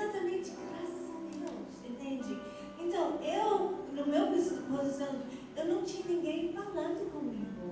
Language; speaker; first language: Portuguese; non-native, fluent; English